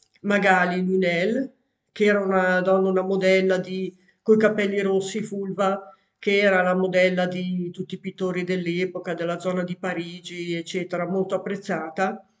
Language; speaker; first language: Italian; native; Italian